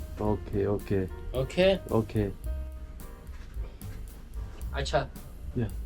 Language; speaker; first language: English; non-native, learner; Korean